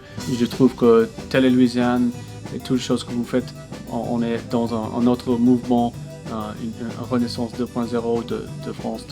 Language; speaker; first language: French; non-native, local second language; English